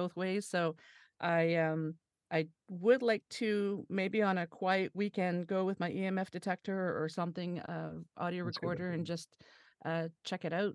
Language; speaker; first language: English; non-native, fluent; French